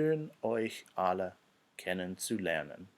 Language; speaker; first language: German; non-native, fluent; English